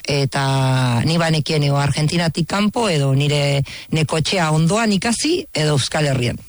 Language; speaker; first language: Basque; non-native, fluent; Spanish